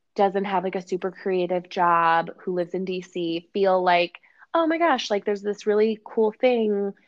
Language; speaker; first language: English; native; English